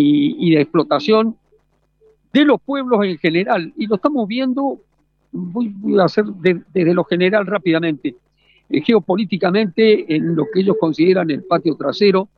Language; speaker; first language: Spanish; native; Spanish